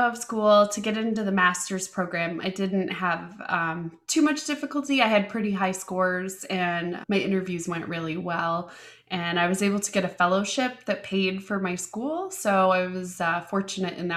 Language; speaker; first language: English; native; English